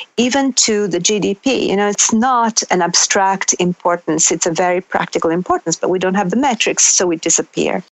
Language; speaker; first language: English; non-native, fluent; Italian